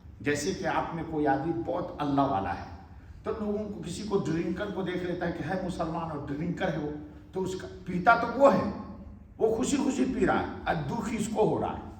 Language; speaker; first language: Urdu; native; Urdu